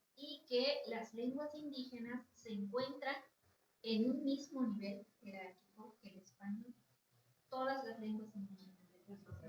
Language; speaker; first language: Spanish; non-native, local second language; Yucateco